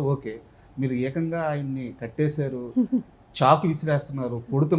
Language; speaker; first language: Telugu; native; Telugu